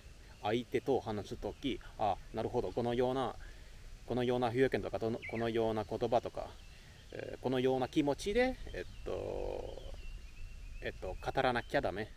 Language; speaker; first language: Japanese; non-native, learner; Finnish